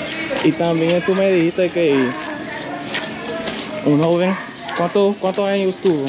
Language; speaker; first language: Spanish; non-native, learner; English